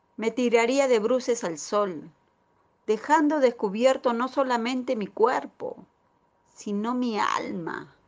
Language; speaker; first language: Spanish; native; Spanish